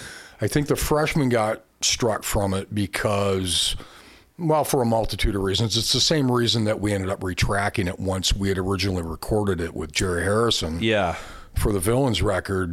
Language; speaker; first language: English; native; English